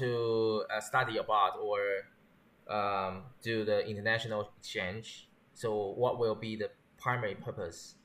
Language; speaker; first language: English; non-native, learner; Chinese